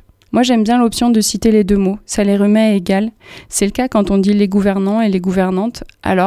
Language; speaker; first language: French; native; French